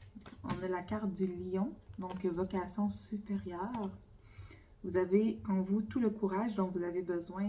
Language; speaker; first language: French; native; French